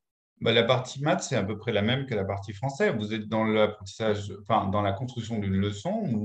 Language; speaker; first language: French; native; French